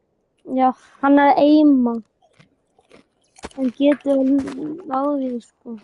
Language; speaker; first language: Icelandic; early bilingual, heritage; Icelandic